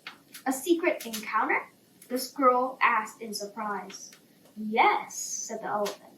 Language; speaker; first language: English; non-native, fluent; Korean